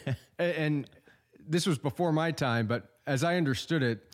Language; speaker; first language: English; native; English